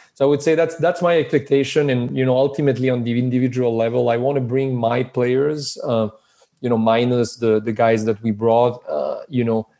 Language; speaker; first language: English; early bilingual, other home language; Serbian